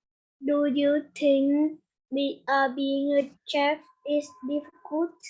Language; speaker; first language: English; non-native, learner; Vietnamese